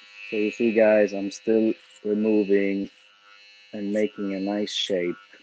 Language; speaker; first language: English; non-native, fluent; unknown